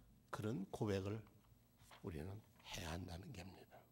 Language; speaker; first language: Korean; native; Korean